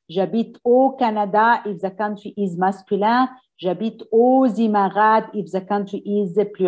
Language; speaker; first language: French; non-native, fluent; Arabic